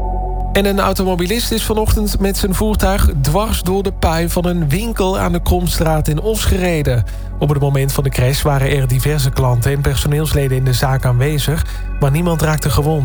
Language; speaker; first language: Dutch; native; Dutch